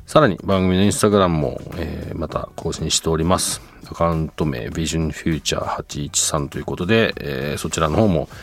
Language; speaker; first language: Japanese; native; Japanese